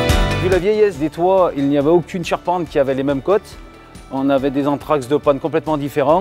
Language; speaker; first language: French; native; French